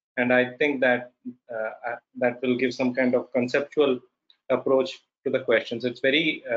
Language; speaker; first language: English; non-native, local second language; Odia